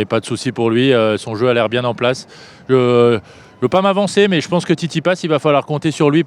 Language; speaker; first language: French; native; French